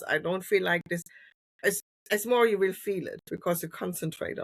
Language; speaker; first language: English; non-native, fluent; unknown